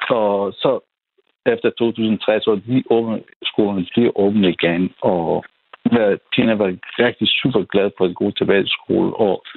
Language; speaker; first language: Danish; non-native, fluent; Persian